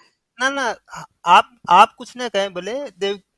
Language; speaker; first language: Hindi; native; Hindi